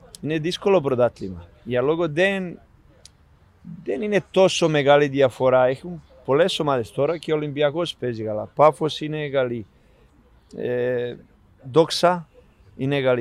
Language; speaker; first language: Greek; non-native, learner; Serbian